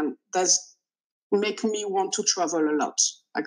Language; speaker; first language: English; non-native, fluent; French